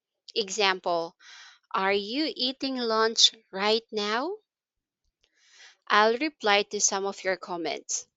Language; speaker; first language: English; non-native, local second language; Filipino